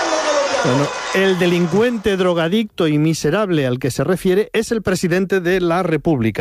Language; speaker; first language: Spanish; native; Spanish